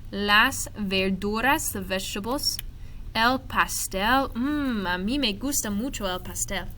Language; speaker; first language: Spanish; non-native, fluent; English